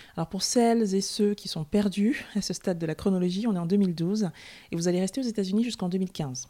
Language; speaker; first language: French; native; French